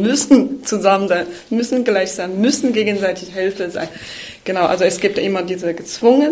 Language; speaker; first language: German; non-native, fluent; Chinese